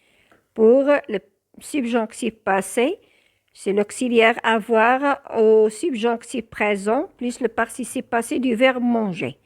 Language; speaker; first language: French; non-native, local second language; Arabic